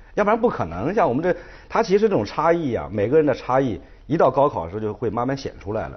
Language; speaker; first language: Chinese; native; Chinese